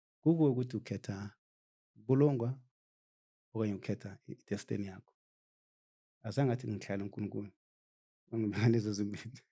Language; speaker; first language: Zulu; non-native, local second language; South Ndebele